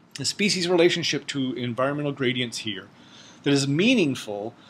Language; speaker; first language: English; native; English